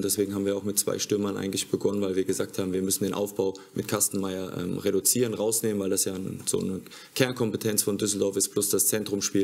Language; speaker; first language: German; native; German